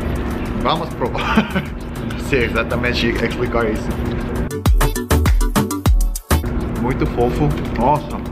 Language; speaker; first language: Portuguese; non-native, learner; Korean